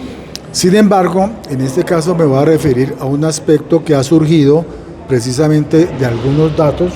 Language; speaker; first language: Spanish; native; Spanish